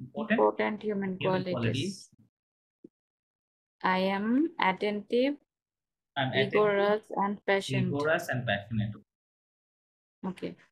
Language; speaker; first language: English; non-native, local second language; Bangla